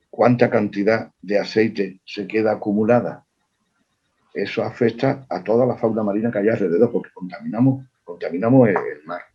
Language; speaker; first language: Spanish; native; Spanish